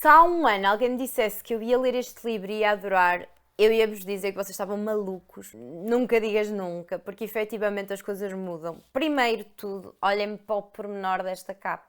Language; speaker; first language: Portuguese; native; Portuguese